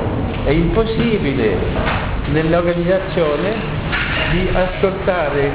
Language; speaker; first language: Italian; non-native, learner; French